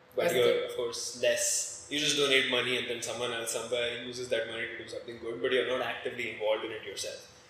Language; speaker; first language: English; non-native, local second language; Hindi